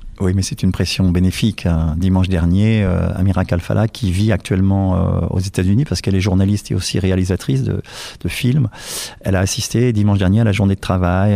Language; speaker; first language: French; native; French